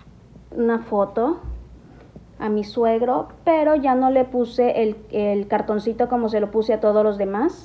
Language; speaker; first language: Spanish; native; Spanish